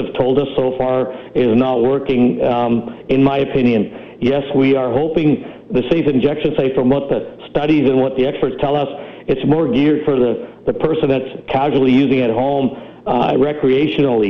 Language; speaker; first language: English; native; English